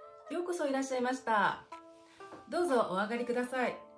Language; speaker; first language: Japanese; native; Japanese